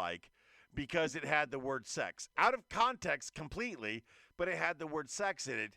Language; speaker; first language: English; native; English